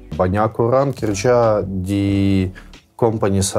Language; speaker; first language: Indonesian; non-native, learner; Russian